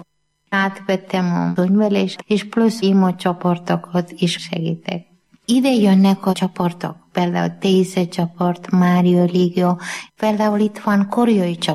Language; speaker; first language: Hungarian; non-native, learner; Malayalam